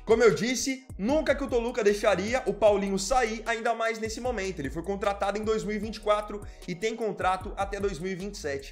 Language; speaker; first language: Portuguese; native; Portuguese